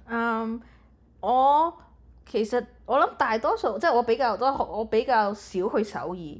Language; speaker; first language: Cantonese; early bilingual, heritage; Cantonese